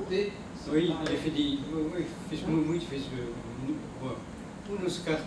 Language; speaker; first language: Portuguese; non-native, learner; French